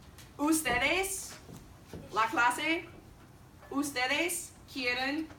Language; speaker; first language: Spanish; non-native, fluent; English